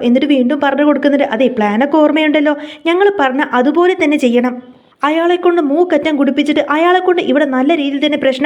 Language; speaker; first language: Malayalam; native; Malayalam